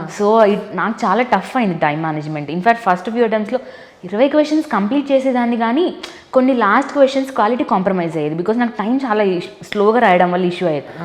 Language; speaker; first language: Telugu; native; Telugu